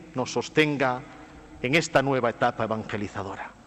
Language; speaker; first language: Spanish; native; Spanish